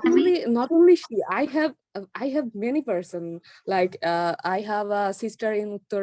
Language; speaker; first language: English; non-native, learner; Bangla